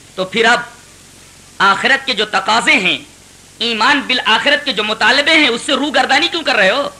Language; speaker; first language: Urdu; native; Urdu